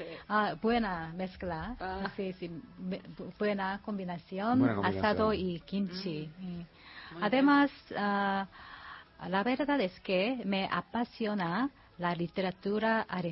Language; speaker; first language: Spanish; non-native, learner; Korean